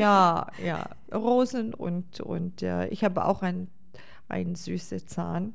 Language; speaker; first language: German; non-native, fluent; English